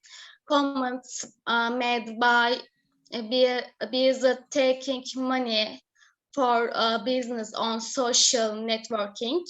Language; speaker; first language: English; non-native, learner; Turkish